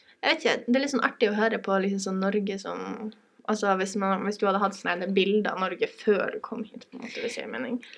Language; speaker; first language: Norwegian; native; Norwegian